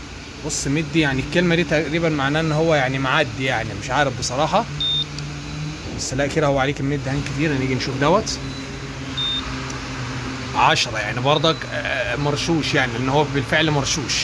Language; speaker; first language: Arabic; native; Arabic